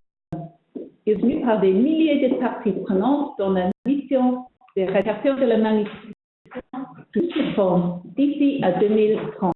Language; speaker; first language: French; non-native, fluent; English